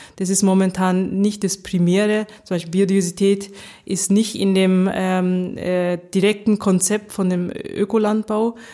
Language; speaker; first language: German; early bilingual, heritage; German